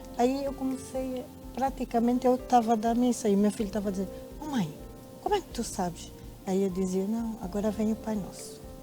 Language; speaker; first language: Portuguese; native; Portuguese